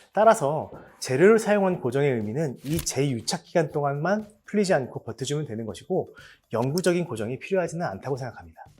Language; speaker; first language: Korean; native; Korean